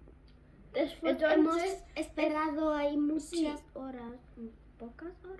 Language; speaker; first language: Spanish; early bilingual, heritage; German